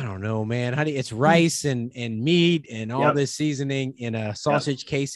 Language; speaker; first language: English; native; English